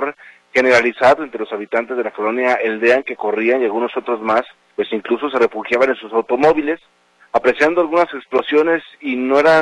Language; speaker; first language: Spanish; native; Spanish